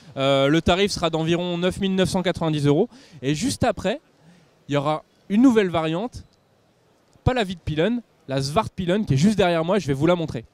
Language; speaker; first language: French; native; French